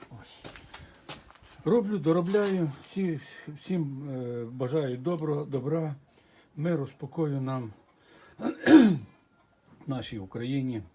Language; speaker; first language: Ukrainian; native; Ukrainian